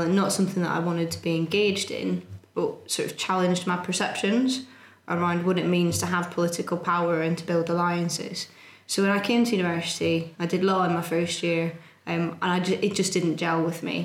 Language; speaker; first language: English; native; English